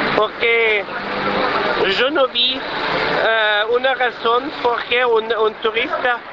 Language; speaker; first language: Spanish; non-native, learner; Swiss German